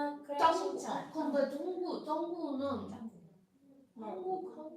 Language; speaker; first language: Korean; non-native, learner; English